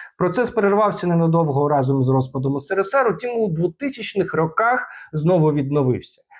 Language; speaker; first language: Ukrainian; non-native, local second language; Russian